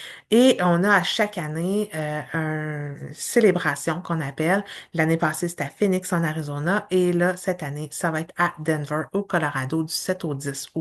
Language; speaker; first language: French; native; French